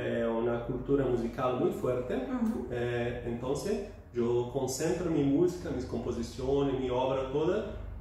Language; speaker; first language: Spanish; non-native, fluent; Portuguese